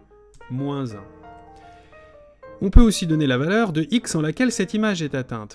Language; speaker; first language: French; native; French